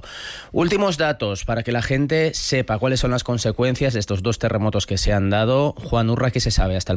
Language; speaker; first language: Spanish; native; Spanish